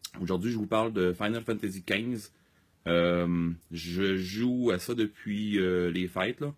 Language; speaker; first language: French; native; French